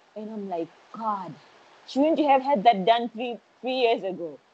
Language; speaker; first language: English; non-native, local second language; Swahili